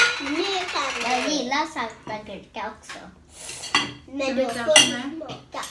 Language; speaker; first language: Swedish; early bilingual, other home language; Thai